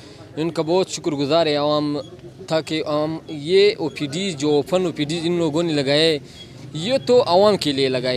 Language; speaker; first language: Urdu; non-native, local second language; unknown